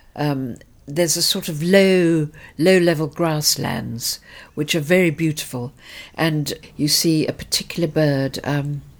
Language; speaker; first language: English; native; English